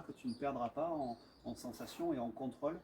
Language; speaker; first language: French; native; French